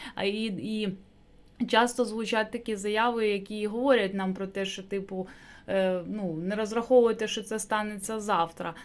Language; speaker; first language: Ukrainian; non-native, local second language; Russian